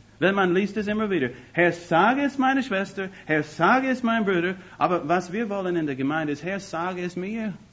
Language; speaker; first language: German; non-native, fluent; English